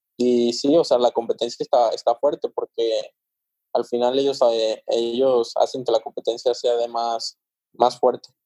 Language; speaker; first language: Spanish; native; Spanish